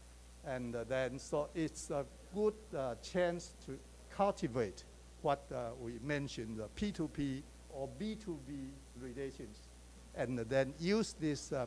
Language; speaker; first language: English; non-native, fluent; Chinese